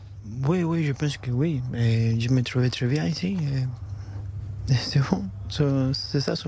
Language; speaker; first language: French; non-native, learner; Spanish